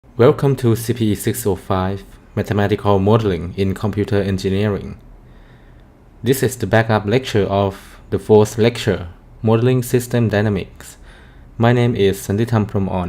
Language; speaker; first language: English; non-native, fluent; Thai